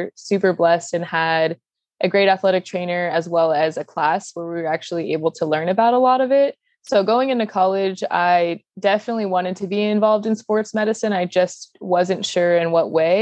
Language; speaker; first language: English; native; English